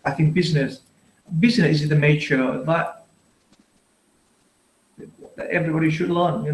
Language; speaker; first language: English; non-native, fluent; Vietnamese